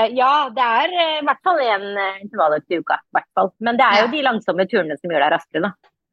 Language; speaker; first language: Norwegian; early bilingual, other home language; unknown